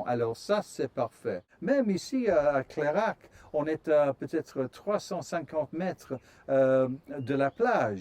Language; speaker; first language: French; non-native, fluent; English